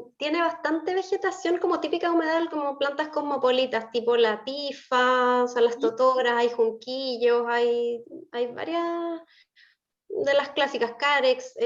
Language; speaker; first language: Spanish; native; Spanish